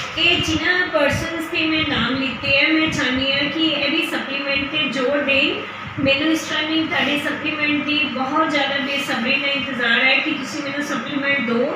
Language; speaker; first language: Hindi; non-native, local second language; Punjabi